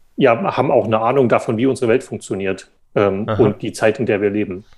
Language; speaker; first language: German; native; German